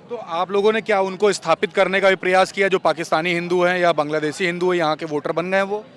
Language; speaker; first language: Hindi; native; Hindi